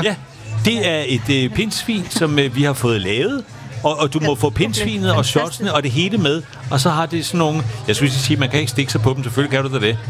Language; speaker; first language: Danish; native; Danish